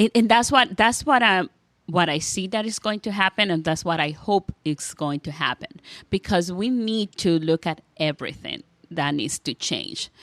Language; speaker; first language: English; non-native, fluent; Spanish